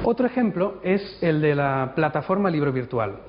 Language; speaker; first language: Spanish; non-native, local second language; Catalan